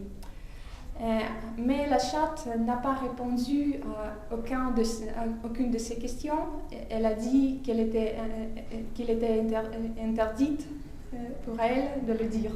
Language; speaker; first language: French; non-native, fluent; Russian